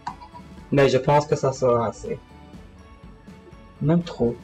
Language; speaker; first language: French; non-native, local second language; English